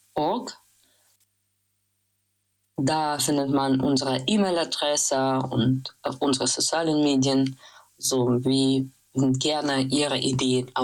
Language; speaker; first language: German; non-native, fluent; Russian